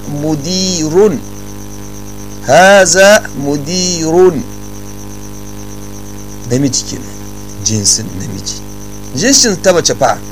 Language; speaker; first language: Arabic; non-native, fluent; Hausa